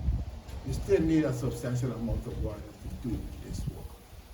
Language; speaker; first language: English; native; English